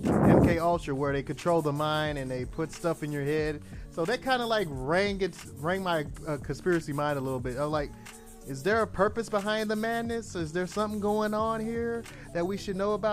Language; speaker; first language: English; native; English